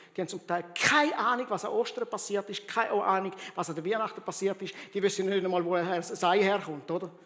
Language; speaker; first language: German; early bilingual, heritage; German